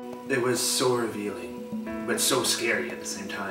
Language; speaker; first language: English; non-native, local second language; French